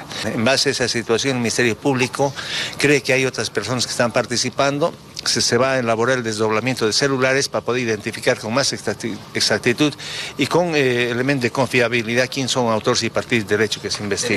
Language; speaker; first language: Spanish; native; Spanish